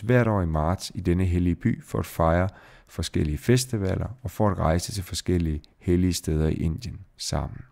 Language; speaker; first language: Danish; native; Danish